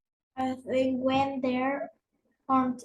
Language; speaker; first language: English; non-native, learner; Vietnamese